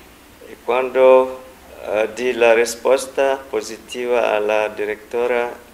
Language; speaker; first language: Spanish; non-native, fluent; Vietnamese